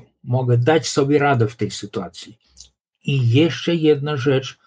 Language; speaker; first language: Polish; non-native, local second language; Lithuanian